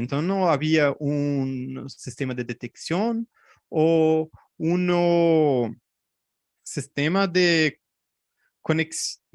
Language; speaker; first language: Spanish; non-native, fluent; Portuguese